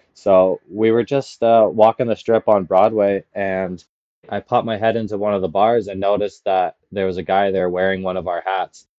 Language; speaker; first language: English; native; English